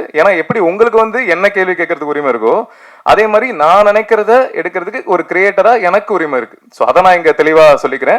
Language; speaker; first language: Tamil; native; Tamil